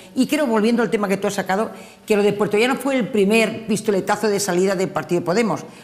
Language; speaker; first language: Spanish; native; Spanish